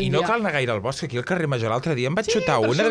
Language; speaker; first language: Catalan; native; Catalan